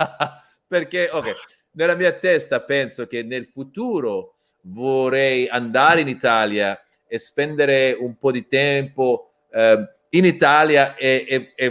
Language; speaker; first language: Italian; non-native, learner; English